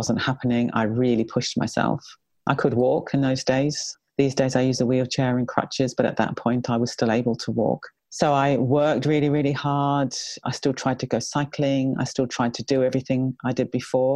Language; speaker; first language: English; native; English